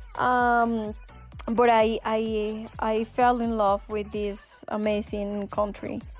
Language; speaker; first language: English; non-native, fluent; Spanish